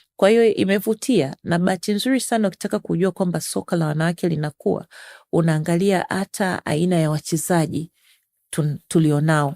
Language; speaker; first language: Swahili; native; Swahili